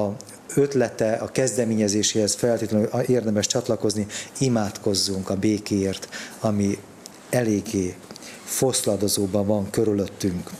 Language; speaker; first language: Hungarian; native; Hungarian